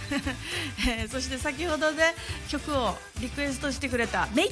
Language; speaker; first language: Japanese; native; Japanese